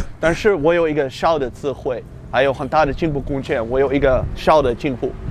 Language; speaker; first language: Chinese; non-native, learner; Dutch